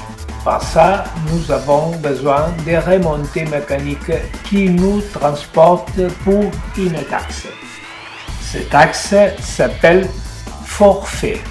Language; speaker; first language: French; non-native, learner; Spanish